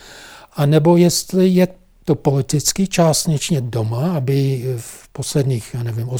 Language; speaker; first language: Czech; non-native, fluent; English